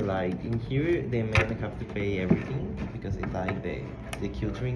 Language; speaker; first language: English; non-native, fluent; Spanish